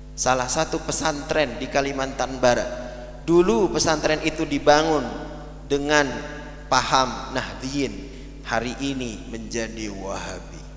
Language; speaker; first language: Indonesian; non-native, local second language; Madurese